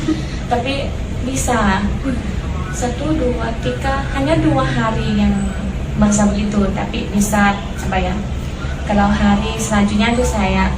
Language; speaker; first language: Indonesian; non-native, learner; Thai